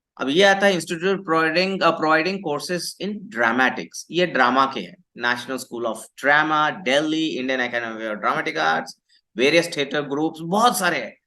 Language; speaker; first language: Hindi; non-native, local second language; Marathi